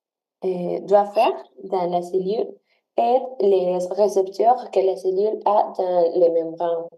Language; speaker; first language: French; non-native, learner; Spanish